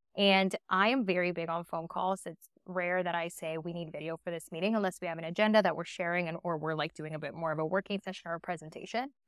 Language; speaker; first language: English; early bilingual, other home language; Spanish